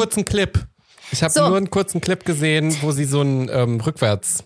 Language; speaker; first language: German; native; German